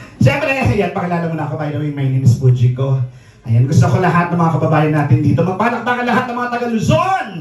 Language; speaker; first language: Filipino; native; Filipino